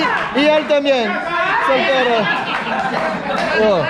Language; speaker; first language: Spanish; non-native, learner; English